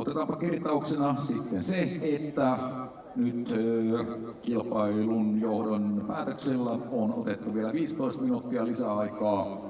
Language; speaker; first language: Finnish; native; Finnish